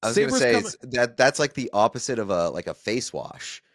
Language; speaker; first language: English; native; English